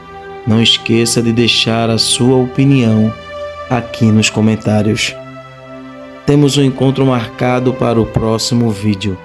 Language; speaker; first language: Portuguese; native; Portuguese